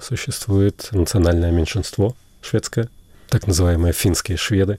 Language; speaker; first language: Russian; native; Russian